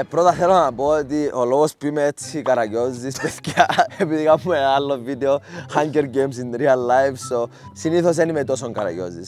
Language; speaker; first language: Greek; native; Greek